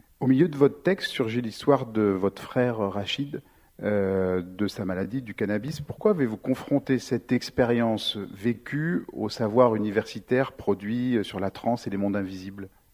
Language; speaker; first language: French; native; French